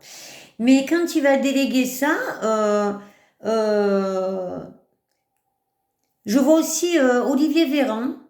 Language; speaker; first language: French; native; French